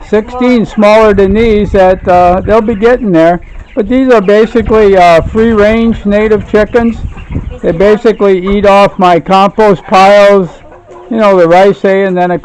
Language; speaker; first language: English; native; English